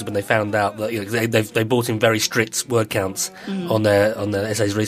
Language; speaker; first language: English; native; English